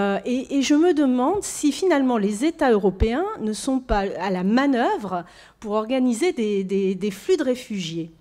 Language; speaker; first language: French; native; French